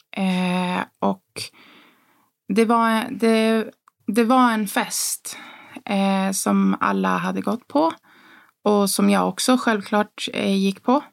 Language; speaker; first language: Swedish; early bilingual, other home language; Spanish